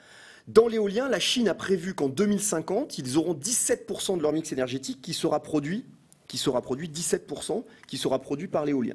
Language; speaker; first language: French; native; French